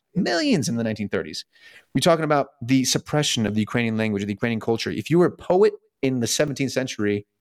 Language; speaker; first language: English; early bilingual, other home language; Russian